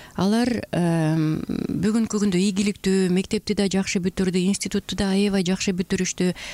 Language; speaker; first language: Kyrgyz; native; Kyrgyz